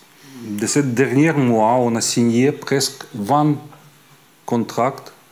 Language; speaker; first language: French; non-native, fluent; Ukrainian